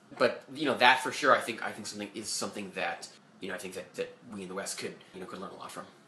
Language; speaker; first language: English; native; English